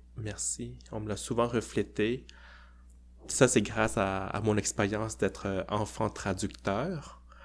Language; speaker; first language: French; early bilingual, other home language; Cantonese